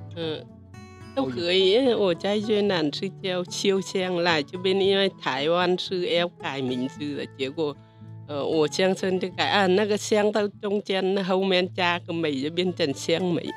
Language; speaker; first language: Chinese; non-native, learner; Vietnamese